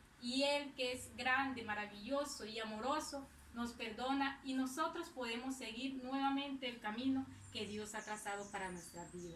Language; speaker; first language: Spanish; native; Spanish